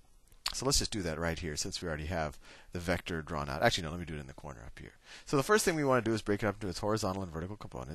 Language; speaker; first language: English; native; English